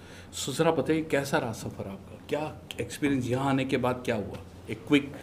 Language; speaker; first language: Hindi; native; Hindi